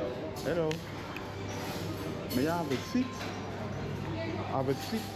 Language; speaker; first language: English; non-native, learner; French